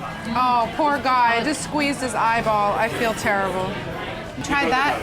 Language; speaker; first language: English; native; English